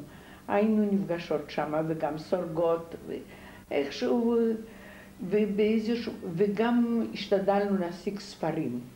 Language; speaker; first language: Hebrew; non-native, fluent; Polish